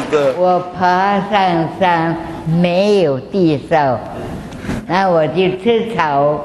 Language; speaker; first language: Chinese; non-native, local second language; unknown